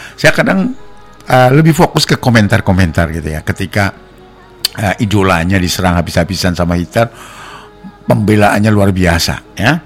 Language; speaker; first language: Indonesian; non-native, local second language; Javanese